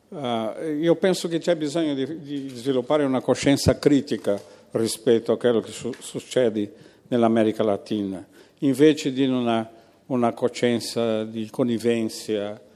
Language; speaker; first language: Italian; non-native, fluent; Portuguese